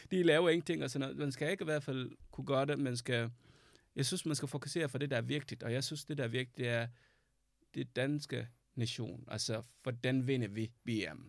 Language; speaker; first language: Danish; non-native, fluent; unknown